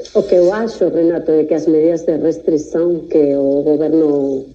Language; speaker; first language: Portuguese; non-native, fluent; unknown